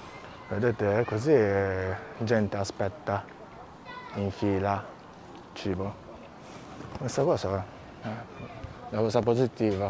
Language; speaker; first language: Italian; non-native, fluent; Japanese